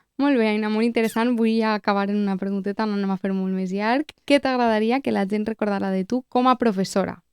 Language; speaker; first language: Catalan; native; Catalan